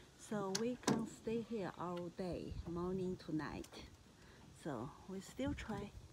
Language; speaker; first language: English; non-native, learner; Chinese